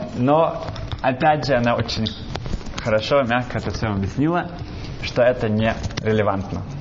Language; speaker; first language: Russian; early bilingual, heritage; Russian